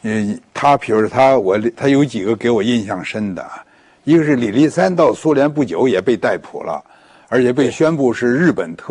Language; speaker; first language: Chinese; native; Chinese